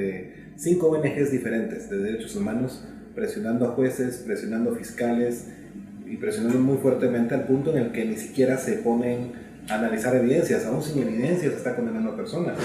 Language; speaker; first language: Spanish; native; Spanish